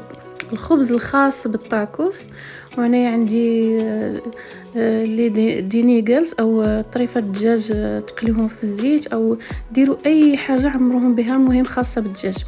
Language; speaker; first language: Arabic; native; Arabic